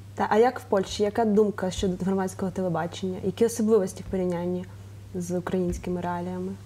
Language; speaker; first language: Ukrainian; native; Ukrainian